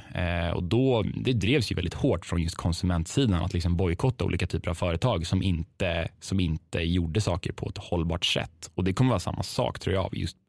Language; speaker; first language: Swedish; native; Swedish